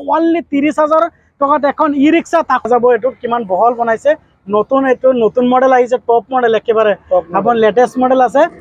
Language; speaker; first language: Assamese; non-native, local second language; Bangla